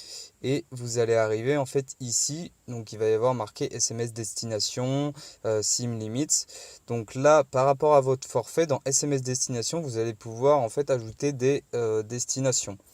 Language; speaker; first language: French; native; French